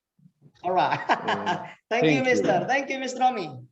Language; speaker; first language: English; non-native, fluent; Indonesian